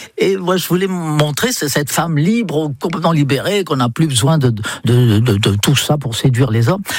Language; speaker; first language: French; non-native, fluent; English